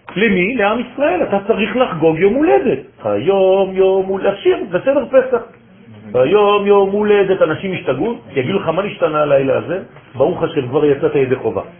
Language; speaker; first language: Hebrew; non-native, fluent; French